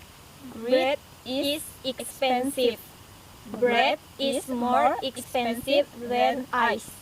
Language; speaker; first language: English; non-native, learner; Indonesian